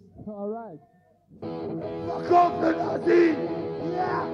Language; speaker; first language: English; non-native, learner; German